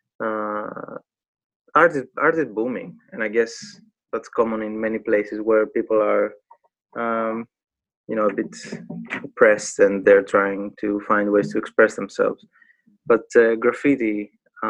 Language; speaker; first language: English; non-native, fluent; Greek